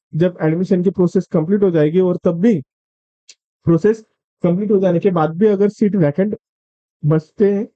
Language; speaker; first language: Hindi; non-native, local second language; Marathi